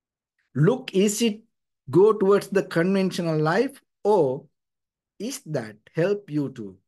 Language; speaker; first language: English; non-native, fluent; Sinhala